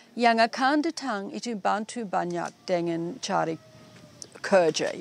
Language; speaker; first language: Indonesian; non-native, learner; English